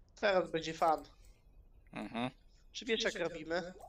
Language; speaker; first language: Polish; native; Polish